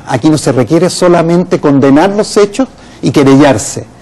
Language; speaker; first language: Spanish; native; Spanish